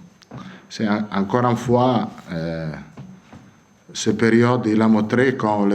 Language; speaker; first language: French; non-native, fluent; Italian